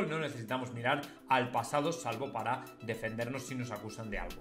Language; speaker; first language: Spanish; native; Spanish